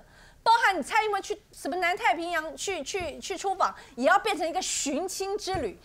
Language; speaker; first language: Chinese; native; Chinese